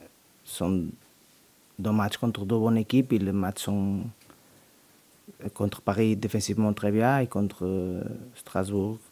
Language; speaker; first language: French; non-native, learner; Portuguese